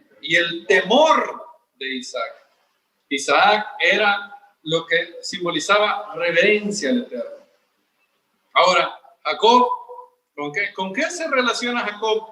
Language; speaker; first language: Spanish; native; Spanish